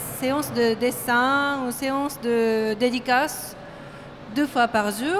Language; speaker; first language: French; non-native, fluent; Japanese